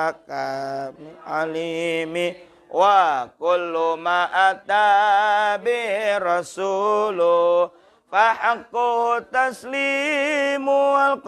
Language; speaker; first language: Arabic; non-native, fluent; Javanese